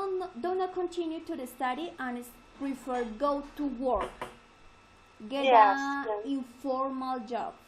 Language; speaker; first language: English; non-native, learner; Spanish